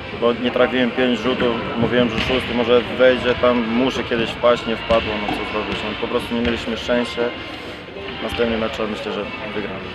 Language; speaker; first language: Polish; non-native, fluent; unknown